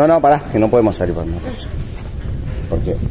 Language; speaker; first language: Spanish; native; Spanish